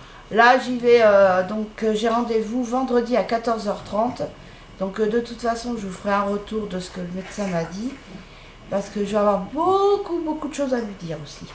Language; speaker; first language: French; native; French